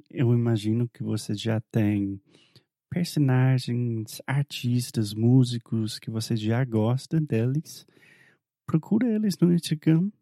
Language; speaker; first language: Portuguese; non-native, fluent; English